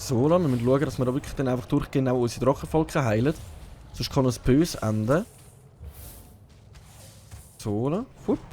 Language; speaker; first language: German; native; German